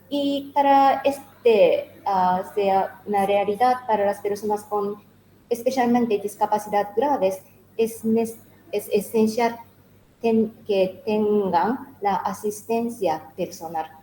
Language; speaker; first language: Spanish; non-native, learner; Japanese